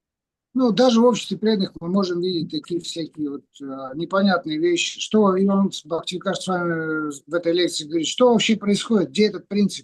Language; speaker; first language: Russian; native; Russian